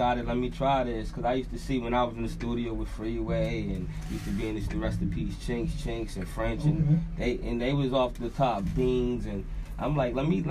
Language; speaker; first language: English; native; English